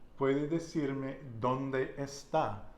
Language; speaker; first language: Spanish; non-native, learner; English